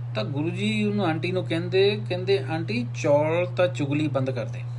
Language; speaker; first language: Hindi; non-native, local second language; Punjabi